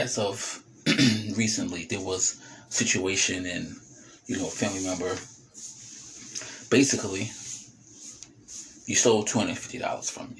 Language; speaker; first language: English; native; English